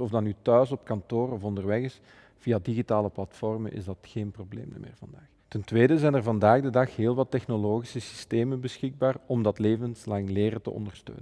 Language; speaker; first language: Dutch; native; Dutch